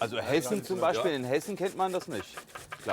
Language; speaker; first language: German; early bilingual, other home language; Turkish